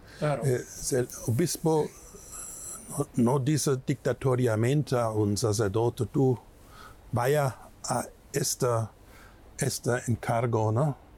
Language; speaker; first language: Spanish; non-native, fluent; German